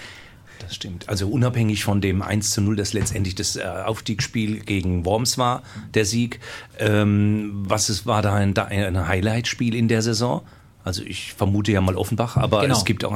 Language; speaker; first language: German; native; German